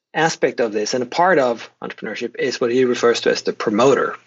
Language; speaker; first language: English; non-native, fluent; Swedish